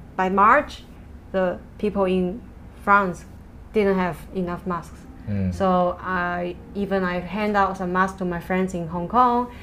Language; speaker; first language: English; non-native, fluent; Chinese